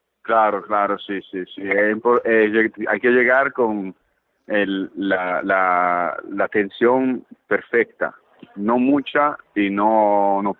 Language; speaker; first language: Spanish; early bilingual, heritage; Italian